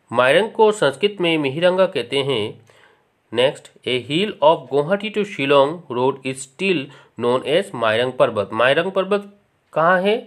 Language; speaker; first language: Hindi; non-native, local second language; Assamese